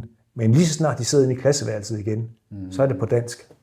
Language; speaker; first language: Danish; native; Danish